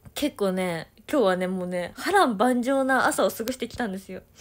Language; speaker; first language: Japanese; native; Japanese